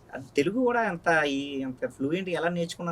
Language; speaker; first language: Telugu; native; Telugu